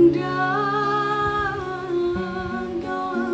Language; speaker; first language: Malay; non-native, local second language; Javanese